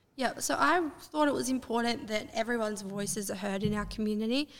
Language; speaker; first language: English; native; English